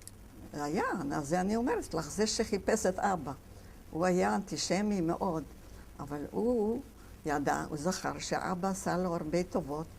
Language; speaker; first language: Hebrew; non-native, fluent; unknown